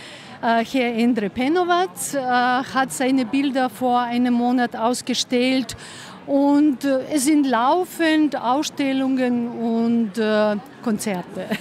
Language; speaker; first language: German; non-native, fluent; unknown